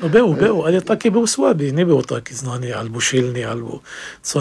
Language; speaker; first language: Polish; non-native, fluent; Arabic